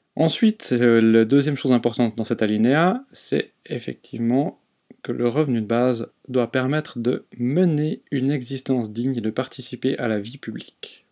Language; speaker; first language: French; native; French